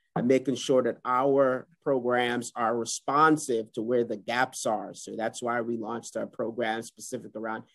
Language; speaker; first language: English; native; English